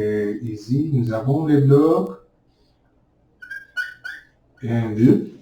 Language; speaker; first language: French; non-native, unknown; Spanish